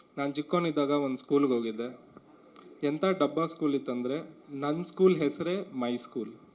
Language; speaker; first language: Kannada; non-native, local second language; Marwari